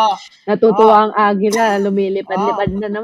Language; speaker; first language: Filipino; native; Filipino